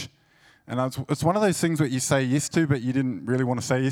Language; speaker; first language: English; native; English